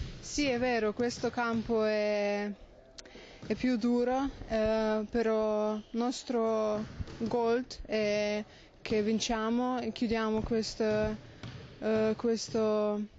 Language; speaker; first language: Italian; non-native, learner; Slovenian